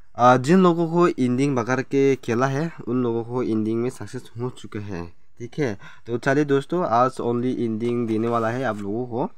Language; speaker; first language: Hindi; non-native, local second language; Assamese